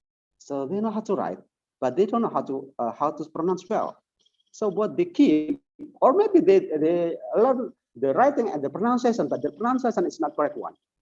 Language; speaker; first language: English; non-native, fluent; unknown